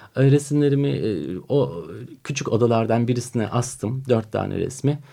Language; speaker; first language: Turkish; early bilingual, heritage; Turkish